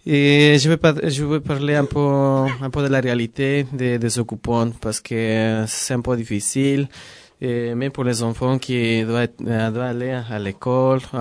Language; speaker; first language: French; non-native, learner; Spanish